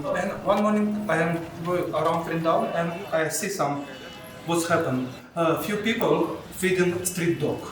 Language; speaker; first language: English; non-native, learner; Russian